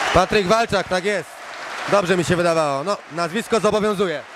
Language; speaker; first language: Polish; native; Polish